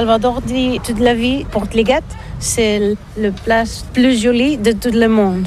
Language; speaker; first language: French; non-native, learner; Catalan